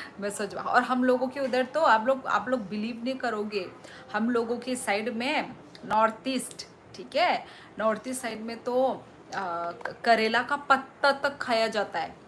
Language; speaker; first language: Hindi; non-native, local second language; Kok Borok